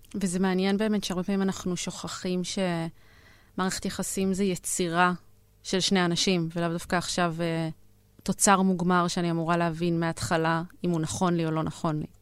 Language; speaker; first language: Hebrew; native; Hebrew